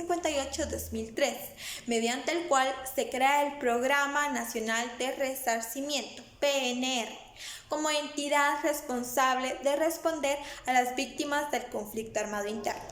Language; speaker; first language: Spanish; native; Spanish